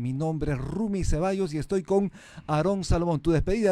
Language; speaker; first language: Spanish; native; Spanish